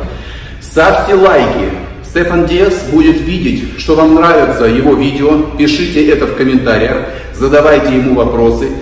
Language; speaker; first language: Russian; native; Russian